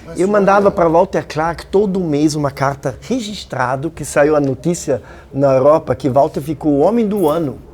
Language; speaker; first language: Portuguese; non-native, fluent; German